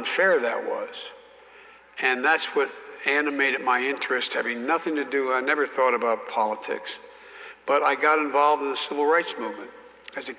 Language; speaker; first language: English; native; English